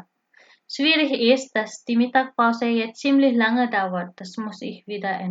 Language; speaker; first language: German; non-native, fluent; Indonesian